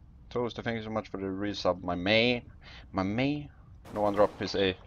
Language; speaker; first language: English; non-native, fluent; Swedish